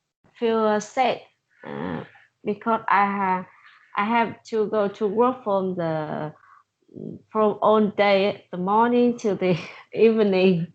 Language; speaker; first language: English; non-native, learner; Vietnamese